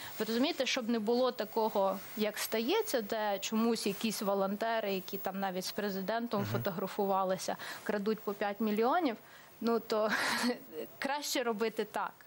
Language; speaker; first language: Ukrainian; native; Ukrainian